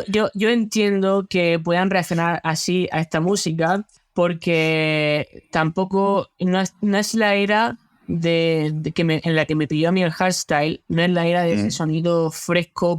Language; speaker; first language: Spanish; native; Spanish